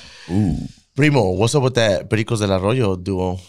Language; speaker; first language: English; early bilingual, other home language; Spanish